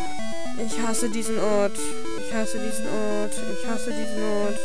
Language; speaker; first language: German; native; German